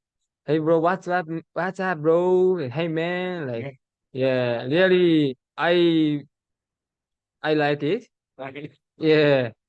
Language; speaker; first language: English; non-native, learner; Japanese